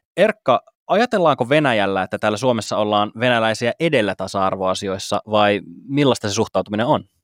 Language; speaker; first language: Finnish; native; Finnish